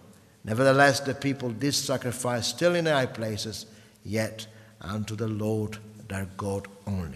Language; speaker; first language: English; non-native, fluent; Italian